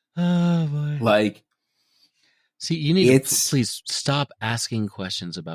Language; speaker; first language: English; native; English